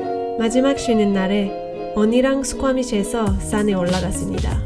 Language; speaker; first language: Korean; non-native, fluent; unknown